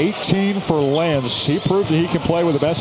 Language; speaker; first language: English; native; English